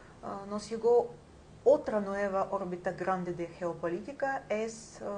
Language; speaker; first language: Spanish; non-native, fluent; Ukrainian